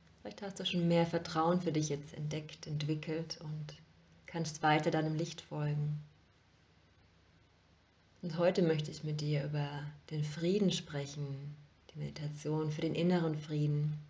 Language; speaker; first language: German; native; German